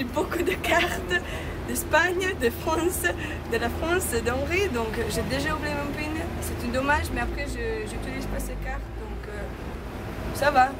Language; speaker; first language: French; non-native, learner; Hungarian